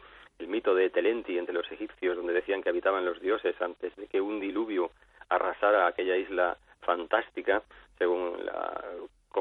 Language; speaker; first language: Spanish; native; Spanish